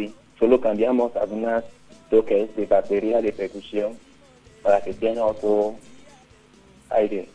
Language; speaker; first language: Spanish; non-native, learner; Yoruba